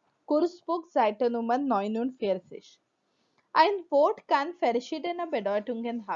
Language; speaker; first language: German; non-native, fluent; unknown